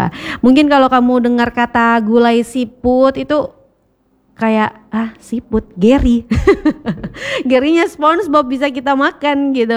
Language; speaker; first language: Indonesian; native; Indonesian